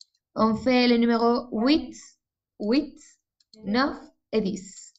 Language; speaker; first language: French; non-native, fluent; Spanish